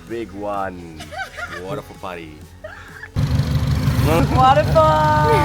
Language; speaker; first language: English; non-native, learner; Turkish